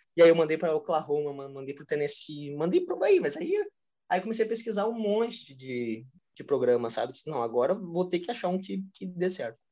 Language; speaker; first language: Portuguese; native; Portuguese